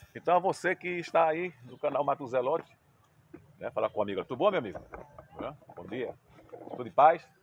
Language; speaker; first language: Portuguese; native; Portuguese